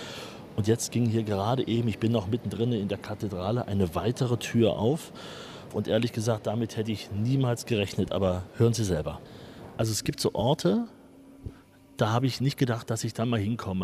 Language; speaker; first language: German; native; German